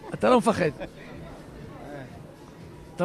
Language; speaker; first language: Hebrew; native; Hebrew